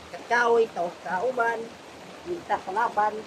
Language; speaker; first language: Cebuano; non-native, local second language; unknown